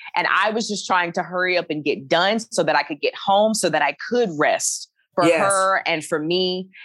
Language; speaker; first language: English; native; English